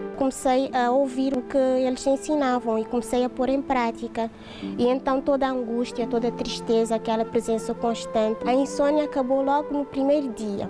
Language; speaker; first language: Portuguese; non-native, local second language; Kabuverdianu